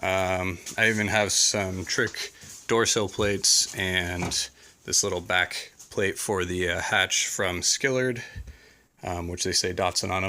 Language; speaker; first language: English; native; English